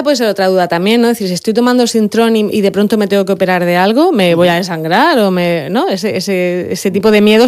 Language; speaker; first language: Spanish; native; Spanish